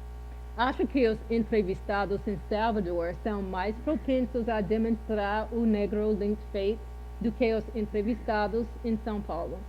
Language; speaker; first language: Portuguese; non-native, fluent; English